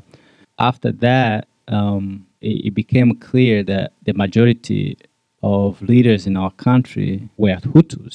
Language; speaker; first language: English; non-native, local second language; Kinyarwanda